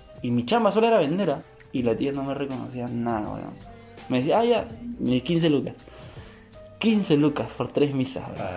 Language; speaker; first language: Spanish; native; Spanish